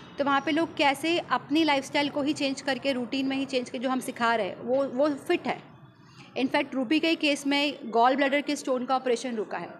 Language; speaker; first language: Hindi; native; Hindi